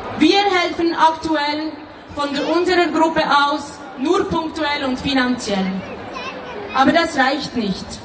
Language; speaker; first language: German; non-native, fluent; Persian